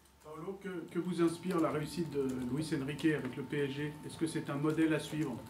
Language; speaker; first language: French; native; French